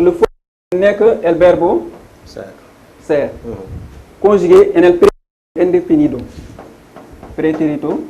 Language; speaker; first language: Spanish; non-native, fluent; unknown